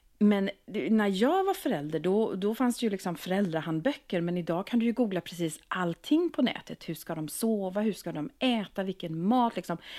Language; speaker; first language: Swedish; native; Swedish